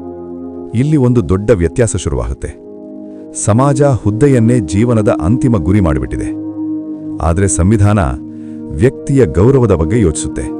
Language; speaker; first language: Kannada; native; Kannada